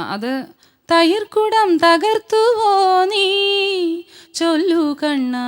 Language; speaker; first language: Malayalam; native; Malayalam